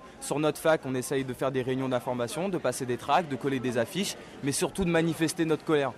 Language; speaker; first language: French; native; French